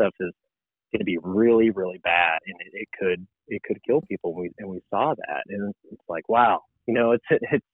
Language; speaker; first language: English; native; English